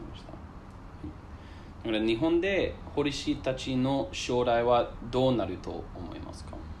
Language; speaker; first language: Japanese; non-native, learner; English